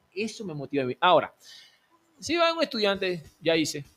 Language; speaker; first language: Spanish; native; Spanish